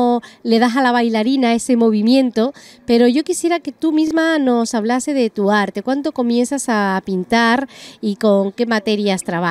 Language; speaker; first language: Spanish; native; Spanish